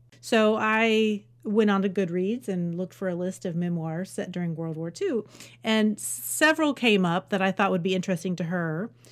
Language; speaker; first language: English; native; English